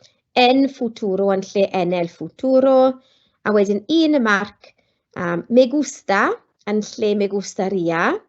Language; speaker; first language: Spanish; non-native, fluent; Welsh